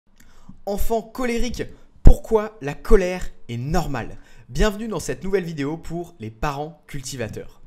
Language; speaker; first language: French; native; French